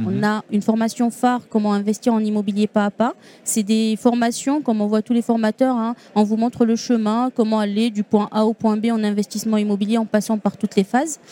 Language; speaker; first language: French; non-native, local second language; Arabic